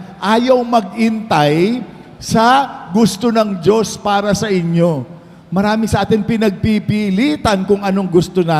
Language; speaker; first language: Filipino; native; Filipino